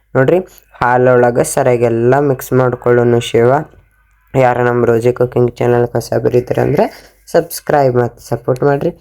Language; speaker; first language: Kannada; native; Kannada